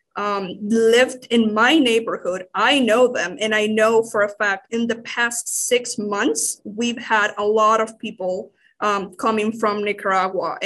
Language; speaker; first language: English; non-native, fluent; Spanish